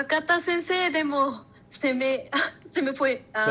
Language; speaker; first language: Japanese; non-native, learner; Spanish